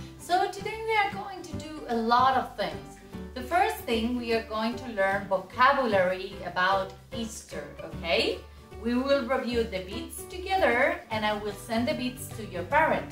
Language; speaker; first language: English; non-native, fluent; Spanish